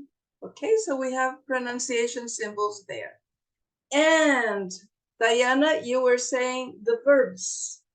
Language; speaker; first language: English; non-native, fluent; Portuguese